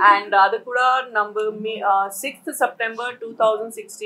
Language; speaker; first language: Tamil; non-native, local second language; Gujarati